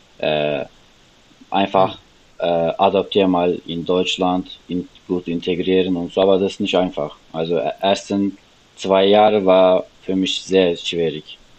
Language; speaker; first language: German; non-native, learner; Turkish